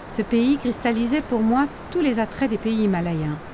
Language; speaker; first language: French; native; French